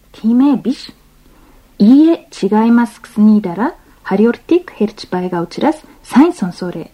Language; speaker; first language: Mongolian; non-native, fluent; Japanese